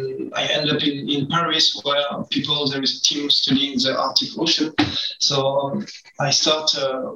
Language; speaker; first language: English; non-native, learner; French